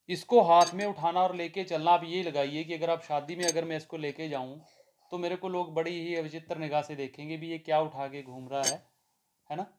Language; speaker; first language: Hindi; native; Hindi